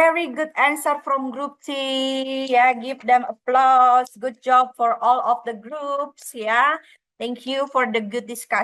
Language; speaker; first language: English; non-native, fluent; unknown